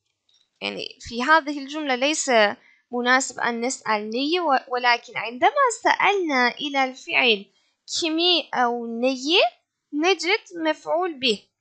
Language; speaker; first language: Arabic; non-native, fluent; Turkish